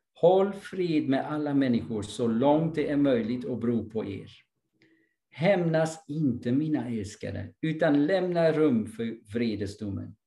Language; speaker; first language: Swedish; non-native, fluent; English